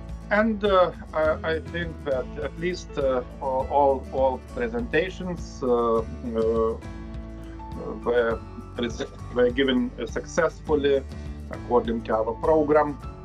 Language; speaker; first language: English; non-native, fluent; Lithuanian